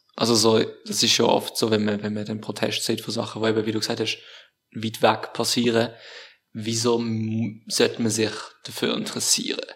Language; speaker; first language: German; native; German